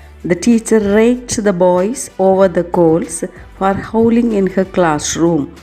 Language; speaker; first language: English; non-native, local second language; Tamil